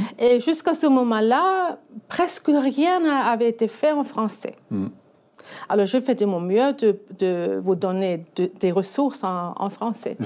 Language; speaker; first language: French; non-native, fluent; Icelandic